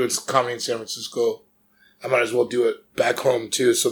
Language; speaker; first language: English; native; English